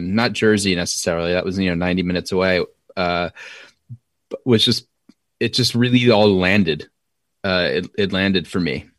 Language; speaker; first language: English; native; English